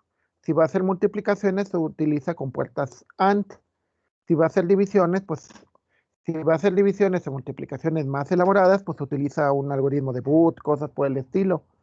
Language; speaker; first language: Spanish; native; Spanish